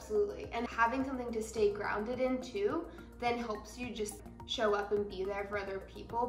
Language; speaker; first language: English; native; English